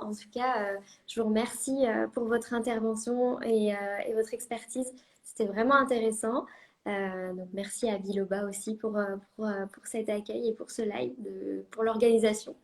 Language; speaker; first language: French; native; French